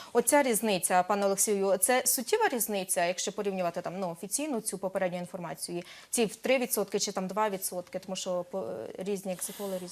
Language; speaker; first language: Ukrainian; native; Ukrainian